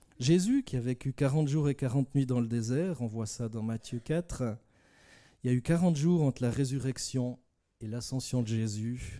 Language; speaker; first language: French; native; French